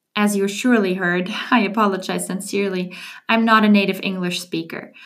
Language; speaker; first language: English; non-native, fluent; German